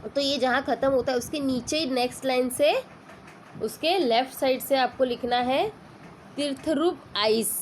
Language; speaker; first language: Hindi; non-native, local second language; Marathi